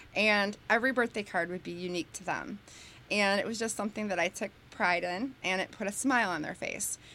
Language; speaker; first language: English; native; English